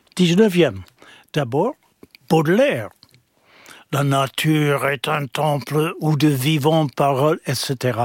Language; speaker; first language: French; non-native, fluent; English